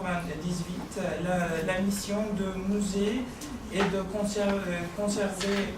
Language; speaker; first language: French; non-native, fluent; Persian